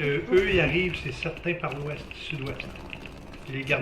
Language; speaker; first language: French; native; French